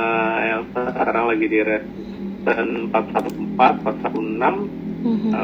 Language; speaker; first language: Indonesian; native; Indonesian